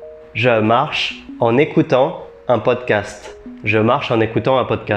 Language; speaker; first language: French; native; French